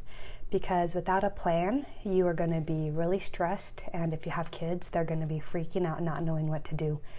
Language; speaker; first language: English; native; English